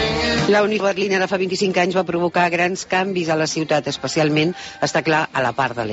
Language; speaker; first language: Catalan; native; Catalan